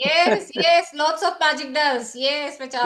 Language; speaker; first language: Hindi; native; Hindi